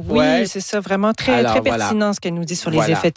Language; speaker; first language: French; native; French